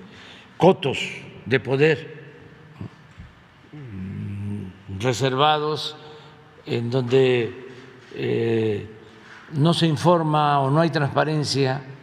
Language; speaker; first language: Spanish; native; Spanish